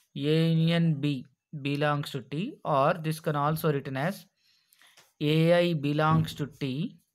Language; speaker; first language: English; non-native, local second language; Telugu